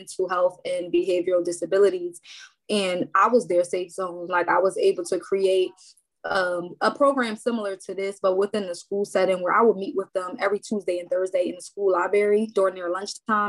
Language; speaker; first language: English; native; English